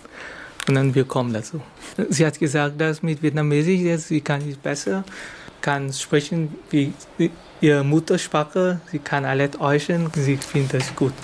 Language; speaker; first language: German; non-native, fluent; Vietnamese